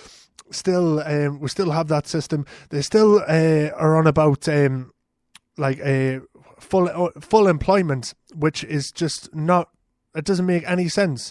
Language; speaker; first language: English; native; English